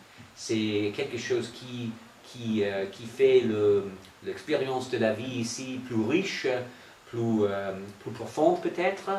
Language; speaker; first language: French; non-native, fluent; English